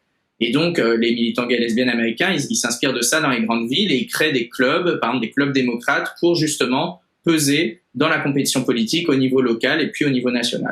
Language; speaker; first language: French; native; French